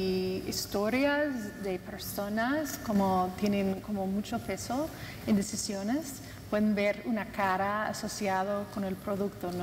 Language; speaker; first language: Spanish; non-native, fluent; English